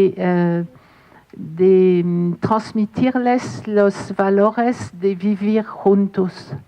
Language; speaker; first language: Spanish; non-native, fluent; French